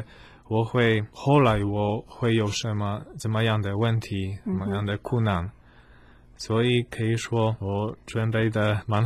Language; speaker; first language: Chinese; non-native, fluent; Polish